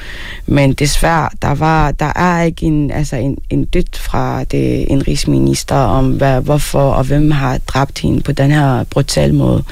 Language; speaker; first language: Danish; non-native, fluent; Arabic